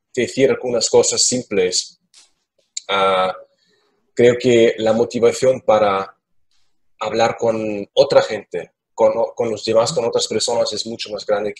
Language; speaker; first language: Spanish; non-native, learner; German